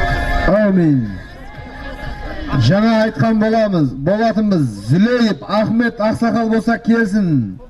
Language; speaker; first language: Kazakh; native; Kazakh